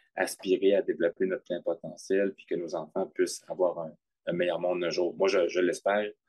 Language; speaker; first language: French; native; French